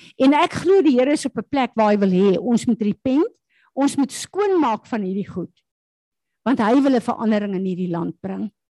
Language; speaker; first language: Afrikaans; native; Afrikaans